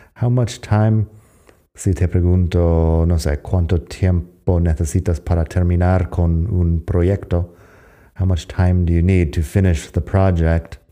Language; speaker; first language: Spanish; non-native, fluent; English